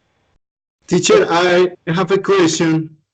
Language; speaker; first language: English; non-native, learner; Spanish